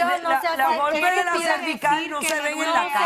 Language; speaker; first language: Spanish; native; Spanish